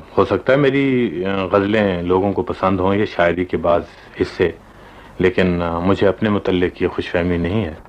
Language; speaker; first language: Urdu; non-native, local second language; Pashto